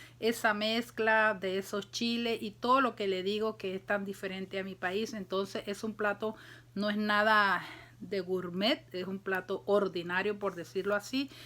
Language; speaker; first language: Spanish; native; Spanish